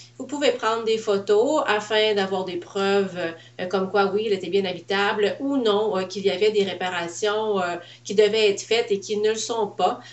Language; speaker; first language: French; native; French